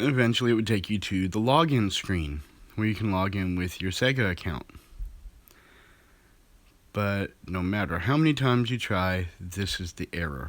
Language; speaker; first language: English; native; English